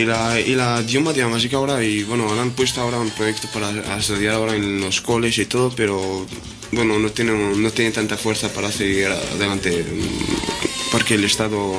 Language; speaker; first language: Spanish; non-native, fluent; Berber languages